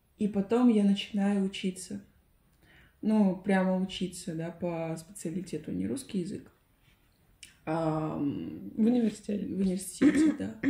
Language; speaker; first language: Russian; non-native, fluent; Spanish